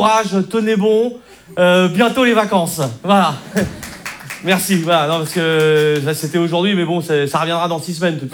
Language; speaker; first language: French; native; French